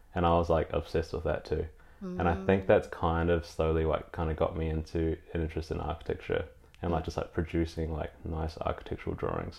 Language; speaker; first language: English; native; English